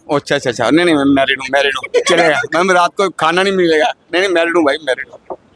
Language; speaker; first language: Hindi; non-native, local second language; Dogri